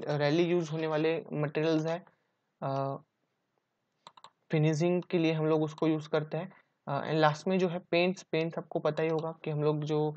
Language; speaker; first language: Hindi; non-native, local second language; Gujarati